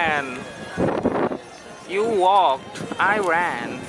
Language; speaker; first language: English; non-native, learner; Indonesian